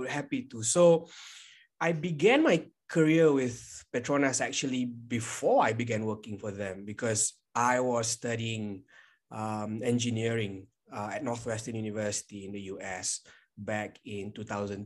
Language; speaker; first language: English; non-native, local second language; Malay